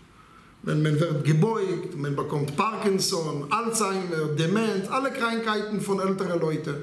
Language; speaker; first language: German; non-native, learner; Hebrew